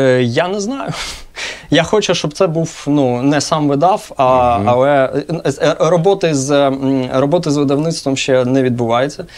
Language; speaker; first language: Ukrainian; non-native, local second language; Russian